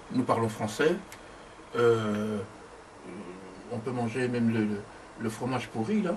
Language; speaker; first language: French; non-native, local second language; Lingala